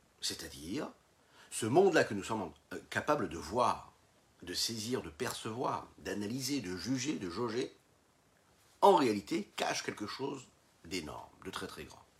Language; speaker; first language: French; native; French